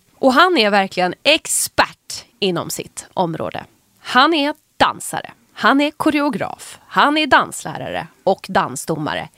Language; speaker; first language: Swedish; native; Swedish